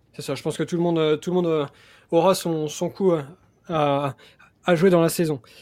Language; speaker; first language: French; native; French